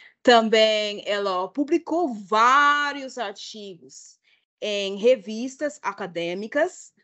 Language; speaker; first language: Portuguese; non-native, fluent; English